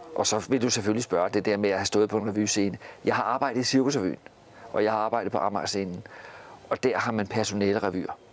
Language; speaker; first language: Danish; native; Danish